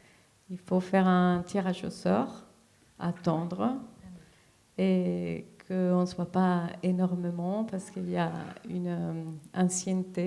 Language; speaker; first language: French; non-native, fluent; Spanish